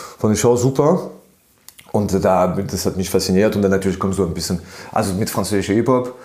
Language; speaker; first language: German; non-native, fluent; French